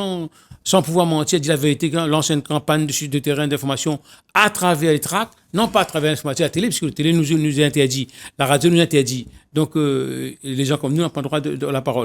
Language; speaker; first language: French; non-native, local second language; Réunion Creole French